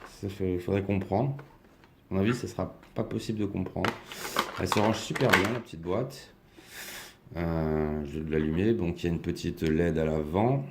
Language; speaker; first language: French; native; French